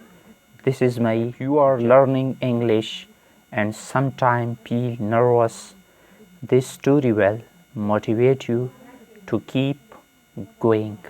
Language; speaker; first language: English; non-native, fluent; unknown